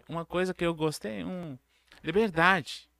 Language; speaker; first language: Portuguese; non-native, learner; Arabic